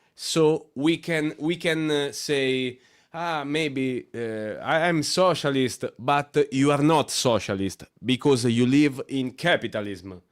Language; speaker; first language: English; non-native, learner; Italian